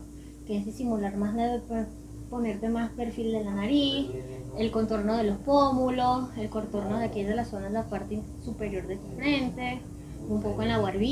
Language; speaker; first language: Spanish; native; Spanish